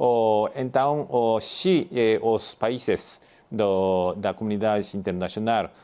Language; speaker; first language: Portuguese; non-native, fluent; Japanese